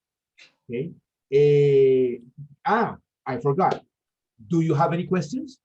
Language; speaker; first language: English; non-native, fluent; Spanish